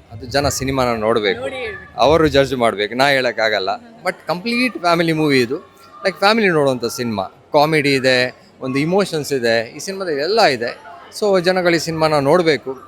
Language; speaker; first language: Kannada; non-native, local second language; Tulu